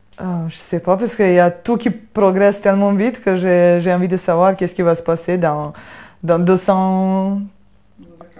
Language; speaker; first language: French; non-native, fluent; Serbian